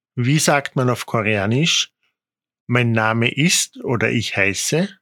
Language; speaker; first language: German; native; German